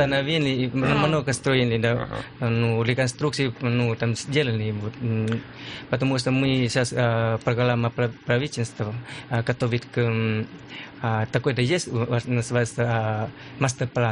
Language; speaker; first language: Russian; non-native, learner; Lao